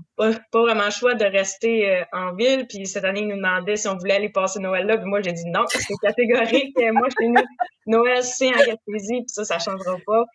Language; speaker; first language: French; native; French